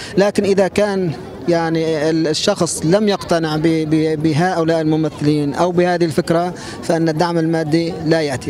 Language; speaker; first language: Arabic; native; Arabic